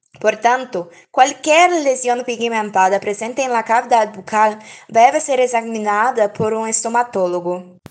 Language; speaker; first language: Spanish; non-native, learner; Portuguese